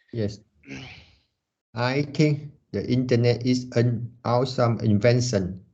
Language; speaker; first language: English; non-native, learner; Vietnamese